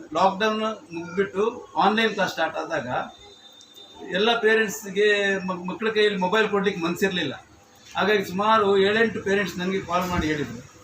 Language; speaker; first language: Kannada; native; Kannada